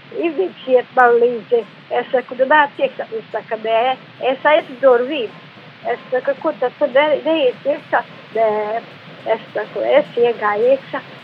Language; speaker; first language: Latvian; native; Latvian